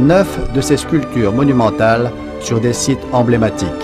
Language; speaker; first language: French; native; French